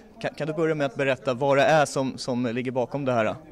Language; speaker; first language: Swedish; native; Swedish